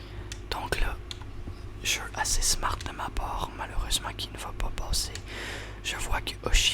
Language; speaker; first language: French; native; French